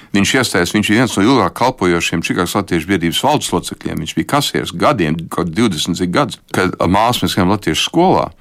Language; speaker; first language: Latvian; early bilingual, heritage; Latvian